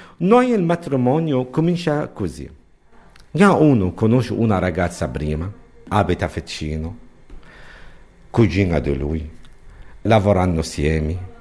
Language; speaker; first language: Italian; non-native, learner; Arabic